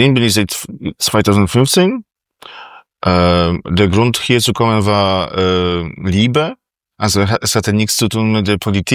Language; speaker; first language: German; non-native, fluent; Polish